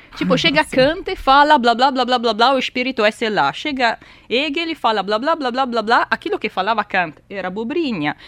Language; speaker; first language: Portuguese; non-native, fluent; Italian